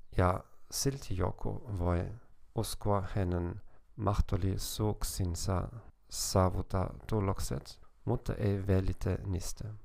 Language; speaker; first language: Finnish; non-native, learner; German